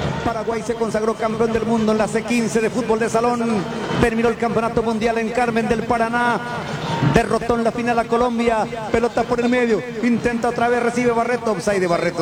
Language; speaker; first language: Spanish; native; Spanish